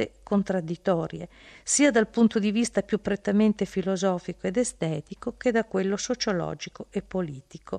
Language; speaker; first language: Italian; native; Italian